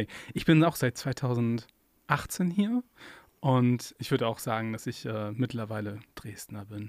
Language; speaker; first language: German; native; German